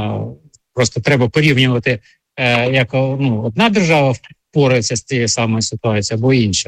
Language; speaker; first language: Ukrainian; native; Ukrainian